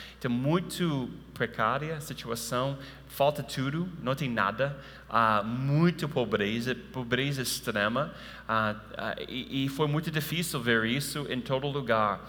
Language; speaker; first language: Portuguese; non-native, fluent; English